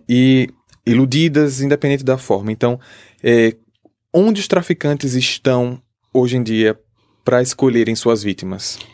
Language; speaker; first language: Portuguese; native; Portuguese